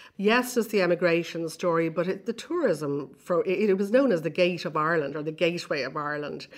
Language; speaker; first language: English; native; English